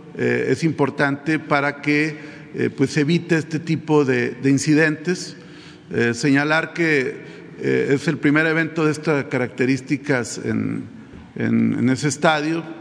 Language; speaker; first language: Spanish; native; Spanish